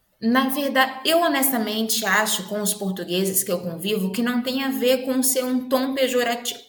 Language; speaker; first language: Portuguese; native; Portuguese